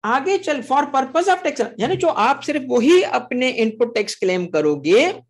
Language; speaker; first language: Urdu; non-native, local second language; Sindhi